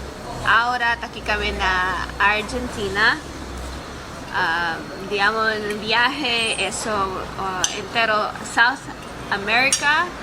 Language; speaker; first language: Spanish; non-native, learner; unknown